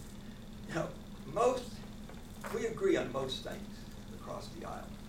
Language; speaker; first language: English; native; English